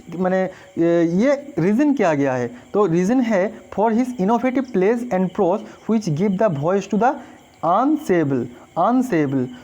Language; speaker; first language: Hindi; non-native, local second language; Bangla